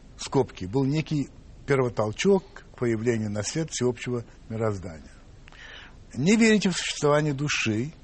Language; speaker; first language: Russian; non-native, fluent; English